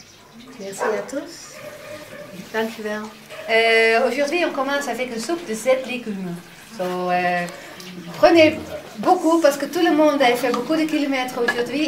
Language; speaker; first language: French; non-native, fluent; Dutch